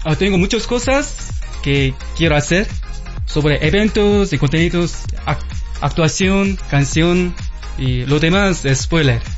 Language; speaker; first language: Spanish; non-native, learner; Korean